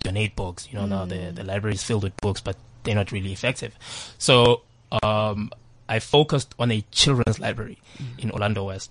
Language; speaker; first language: English; non-native, local second language; Zulu